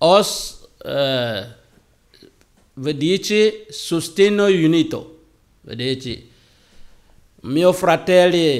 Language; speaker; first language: Italian; non-native, learner; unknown